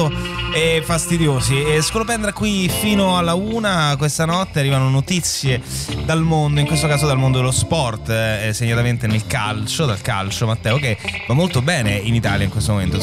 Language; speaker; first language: Italian; native; Italian